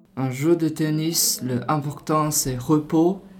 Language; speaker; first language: French; non-native, learner; Chinese